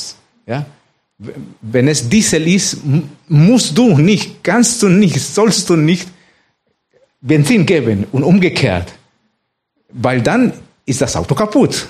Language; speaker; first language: German; non-native, fluent; Spanish